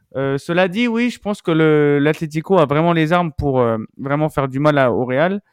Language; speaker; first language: French; native; French